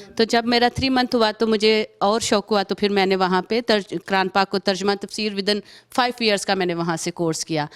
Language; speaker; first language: Urdu; native; Urdu